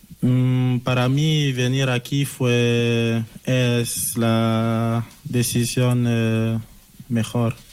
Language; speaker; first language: Spanish; non-native, learner; French